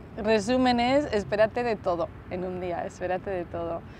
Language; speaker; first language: Spanish; native; Spanish